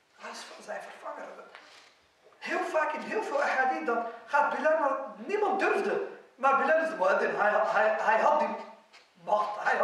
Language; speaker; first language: Dutch; non-native, fluent; Arabic